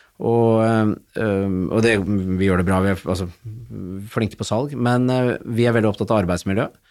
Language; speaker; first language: Norwegian; native; Norwegian